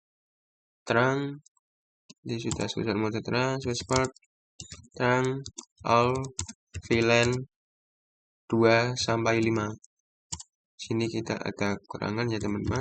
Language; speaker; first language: Indonesian; native; Indonesian